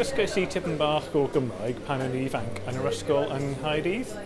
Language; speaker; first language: Welsh; non-native, learner; English